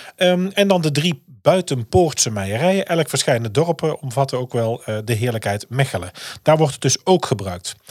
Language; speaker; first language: Dutch; native; Dutch